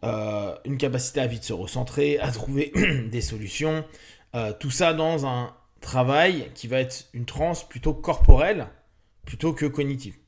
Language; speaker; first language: French; native; French